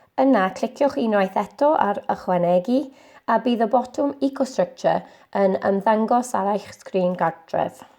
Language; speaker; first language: Welsh; non-native, local second language; English